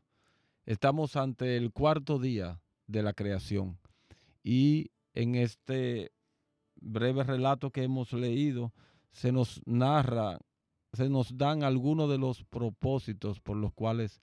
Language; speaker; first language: Spanish; native; Spanish